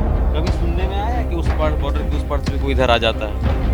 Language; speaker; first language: Hindi; native; Hindi